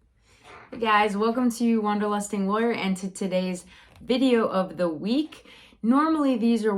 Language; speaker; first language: English; native; English